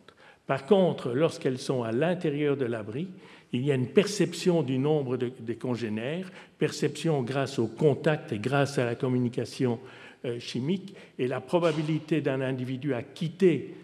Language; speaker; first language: French; native; French